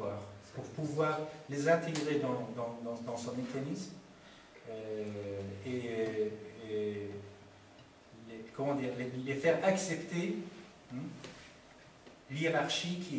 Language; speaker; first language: French; non-native, fluent; Persian